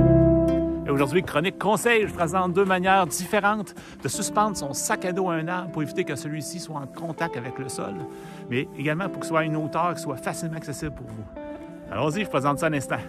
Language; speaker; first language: French; native; French